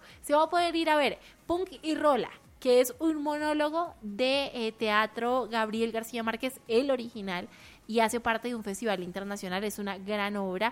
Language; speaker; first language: Spanish; native; Spanish